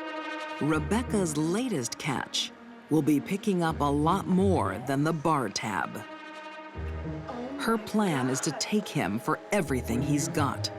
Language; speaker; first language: English; native; English